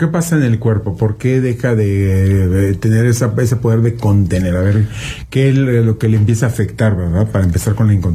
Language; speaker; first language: Spanish; native; Spanish